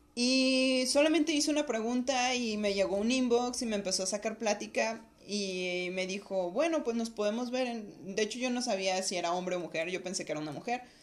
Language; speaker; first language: Spanish; native; Spanish